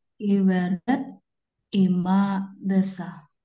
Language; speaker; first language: German; non-native, learner; Indonesian